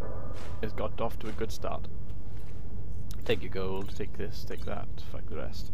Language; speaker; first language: English; native; English